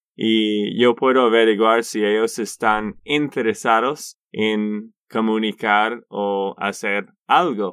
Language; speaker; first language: Spanish; non-native, learner; English